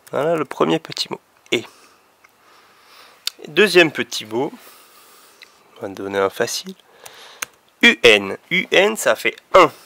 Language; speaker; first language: French; native; French